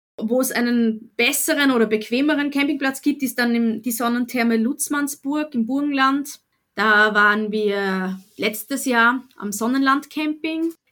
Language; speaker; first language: German; native; German